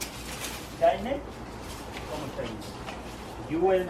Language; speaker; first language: Spanish; non-native, learner; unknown